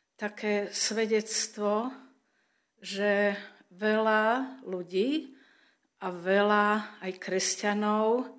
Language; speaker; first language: Slovak; non-native, local second language; German